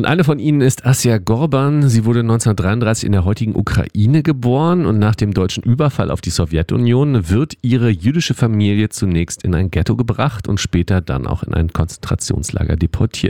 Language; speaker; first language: German; native; German